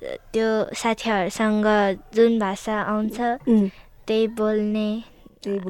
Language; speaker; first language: Nepali; early bilingual, other home language; Chinese